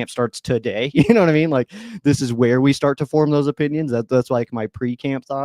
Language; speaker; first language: English; native; English